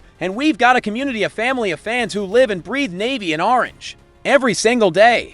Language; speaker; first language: English; native; English